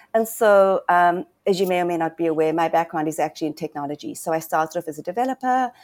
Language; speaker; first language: English; native; English